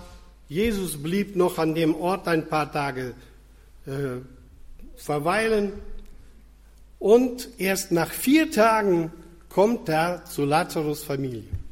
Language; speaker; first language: German; non-native, fluent; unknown